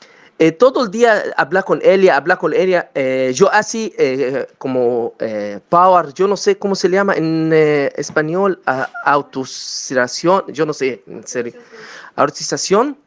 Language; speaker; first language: Spanish; non-native, learner; Arabic